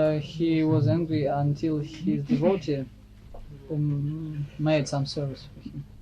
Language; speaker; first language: English; non-native, fluent; Russian